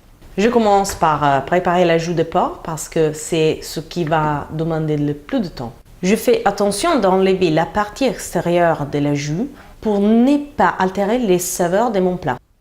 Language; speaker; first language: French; non-native, fluent; Italian